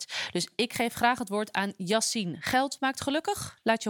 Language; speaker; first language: Dutch; native; Dutch